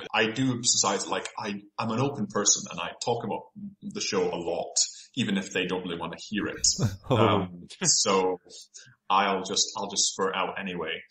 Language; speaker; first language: English; native; English